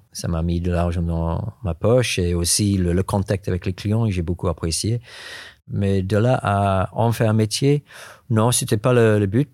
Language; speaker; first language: French; non-native, fluent; English